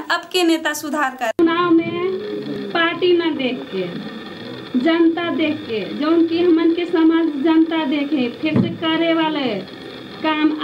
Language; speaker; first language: Bhojpuri; native; Bhojpuri